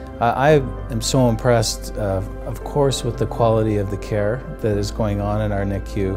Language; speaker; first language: English; native; English